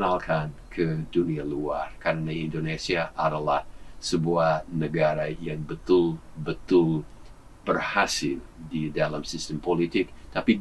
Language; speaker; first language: Indonesian; non-native, fluent; English